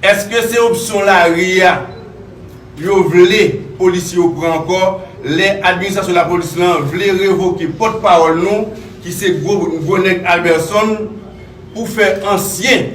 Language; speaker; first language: Haitian Creole; native; Haitian Creole